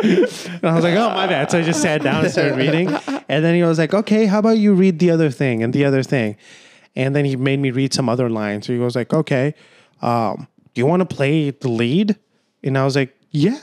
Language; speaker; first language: English; non-native, local second language; Urdu